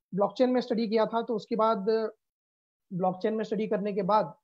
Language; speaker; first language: Hindi; non-native, local second language; Urdu